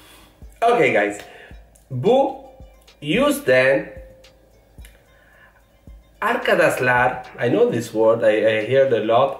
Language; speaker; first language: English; non-native, fluent; Italian